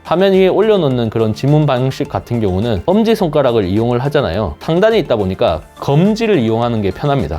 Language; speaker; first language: Korean; native; Korean